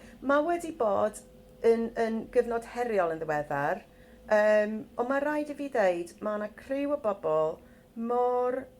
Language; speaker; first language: Welsh; non-native, fluent; English